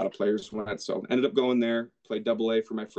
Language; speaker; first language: English; native; English